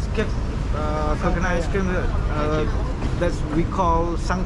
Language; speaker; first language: English; non-native, learner; Malay